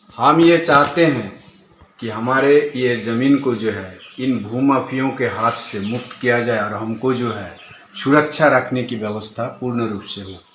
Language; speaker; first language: Hindi; non-native, local second language; Bangla